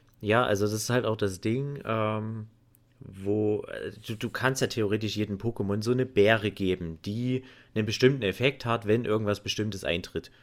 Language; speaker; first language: German; native; German